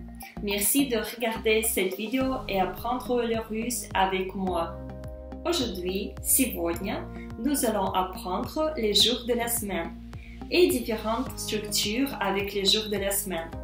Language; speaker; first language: French; non-native, fluent; Russian